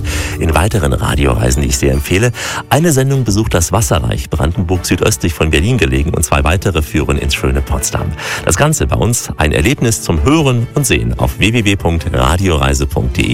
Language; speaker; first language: German; native; German